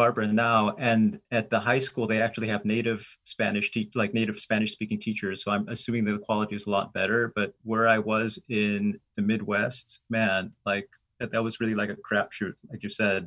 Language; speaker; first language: English; native; English